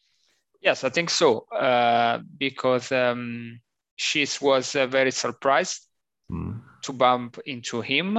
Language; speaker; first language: English; non-native, learner; Italian